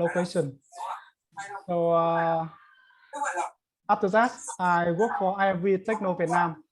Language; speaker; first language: English; non-native, learner; Vietnamese